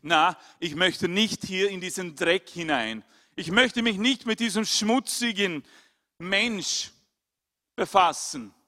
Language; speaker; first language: German; non-native, fluent; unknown